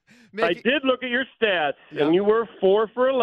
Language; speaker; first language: English; native; English